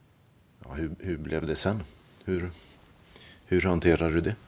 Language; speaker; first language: Swedish; native; Swedish